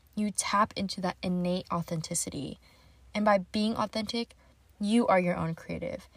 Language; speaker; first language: English; native; English